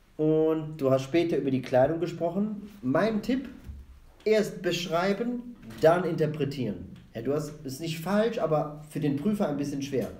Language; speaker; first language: German; non-native, fluent; Arabic